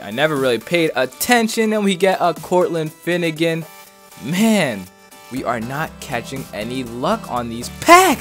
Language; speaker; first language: English; native; English